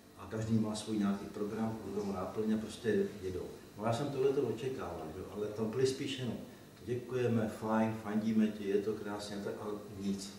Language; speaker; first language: Czech; native; Czech